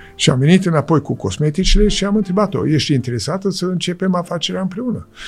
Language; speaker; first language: Romanian; early bilingual, heritage; Romanian